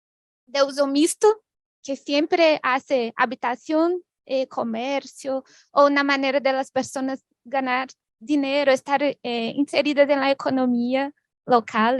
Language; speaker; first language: Spanish; non-native, fluent; Portuguese